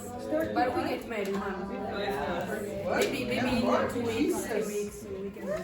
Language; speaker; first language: English; non-native, learner; Italian